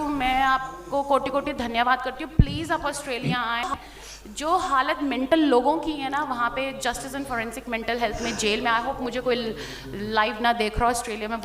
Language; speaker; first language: Hindi; native; Hindi